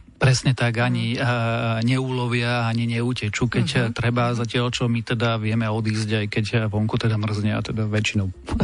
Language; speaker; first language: Slovak; native; Slovak